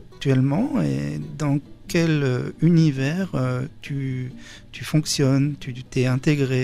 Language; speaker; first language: French; native; French